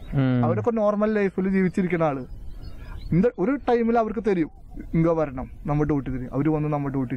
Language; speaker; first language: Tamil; non-native, learner; Malayalam